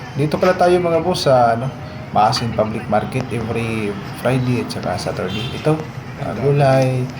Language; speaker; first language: Filipino; non-native, local second language; Cebuano